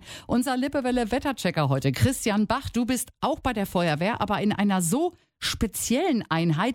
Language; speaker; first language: German; native; German